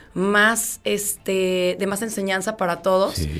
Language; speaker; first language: Spanish; native; Spanish